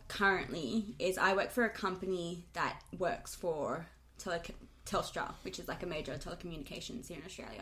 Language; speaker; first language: English; non-native, local second language; Spanish